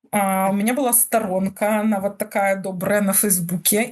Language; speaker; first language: Russian; non-native, local second language; Belarusian